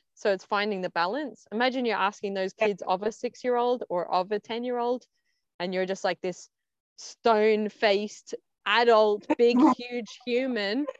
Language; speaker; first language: English; native; English